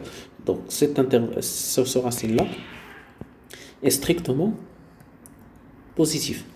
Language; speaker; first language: French; non-native, local second language; Arabic